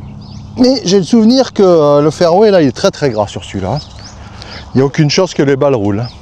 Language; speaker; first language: French; native; French